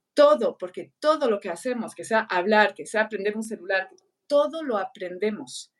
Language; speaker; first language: Spanish; non-native, fluent; French